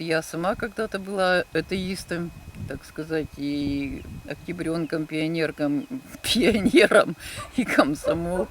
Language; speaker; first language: Russian; native; Russian